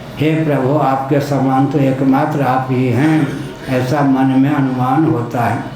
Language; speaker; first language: Hindi; non-native, local second language; Maithili